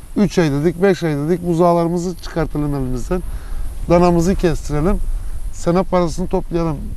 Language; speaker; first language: Turkish; early bilingual, heritage; Turkish